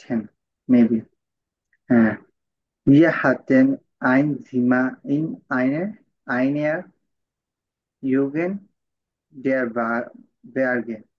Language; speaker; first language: German; non-native, learner; Bangla